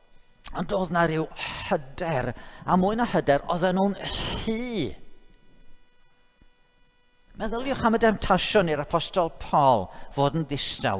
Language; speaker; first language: Welsh; native; Welsh